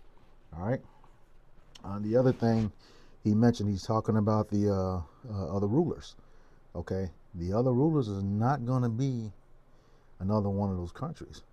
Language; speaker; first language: English; native; English